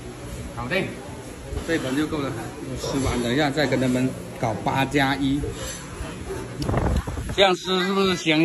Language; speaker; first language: Chinese; non-native, local second language; Cantonese